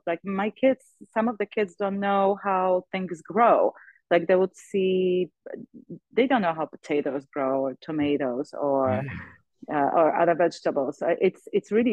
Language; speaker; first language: English; non-native, fluent; Polish